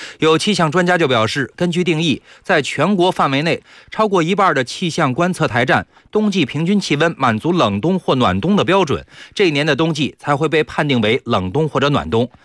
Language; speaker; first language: Chinese; native; Chinese